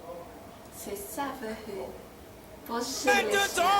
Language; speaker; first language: French; non-native, learner; Portuguese